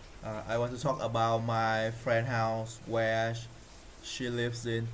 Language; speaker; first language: English; non-native, learner; Vietnamese